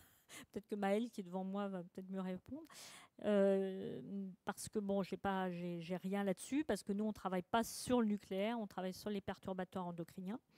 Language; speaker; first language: French; native; French